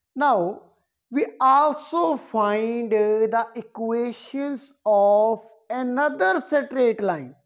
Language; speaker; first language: English; non-native, local second language; Punjabi